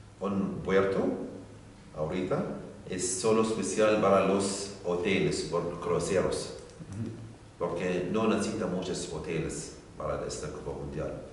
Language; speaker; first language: Spanish; non-native, learner; Arabic